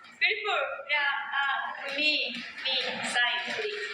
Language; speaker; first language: English; non-native, learner; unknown